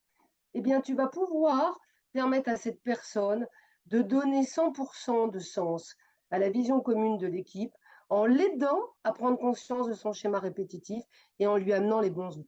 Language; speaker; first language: French; native; French